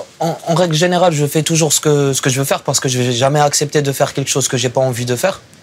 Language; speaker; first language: French; non-native, local second language; Arabic